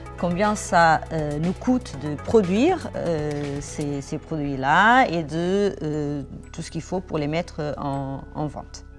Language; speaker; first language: French; non-native, fluent; Portuguese